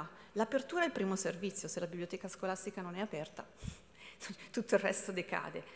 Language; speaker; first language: Italian; native; Italian